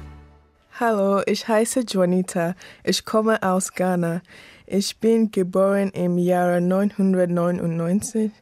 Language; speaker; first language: German; non-native, learner; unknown